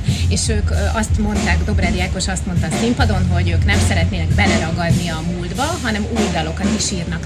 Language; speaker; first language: Hungarian; native; Hungarian